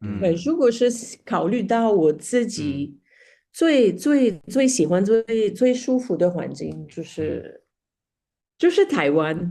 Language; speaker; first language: Chinese; non-native, fluent; French